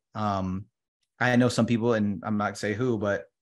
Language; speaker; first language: English; early bilingual, other home language; Filipino